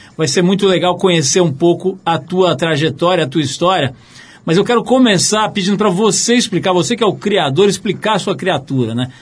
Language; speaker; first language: Portuguese; native; Portuguese